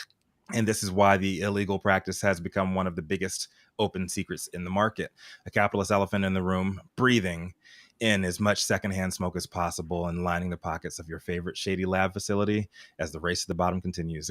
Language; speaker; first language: English; native; English